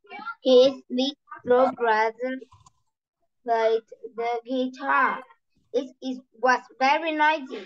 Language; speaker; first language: English; non-native, learner; Vietnamese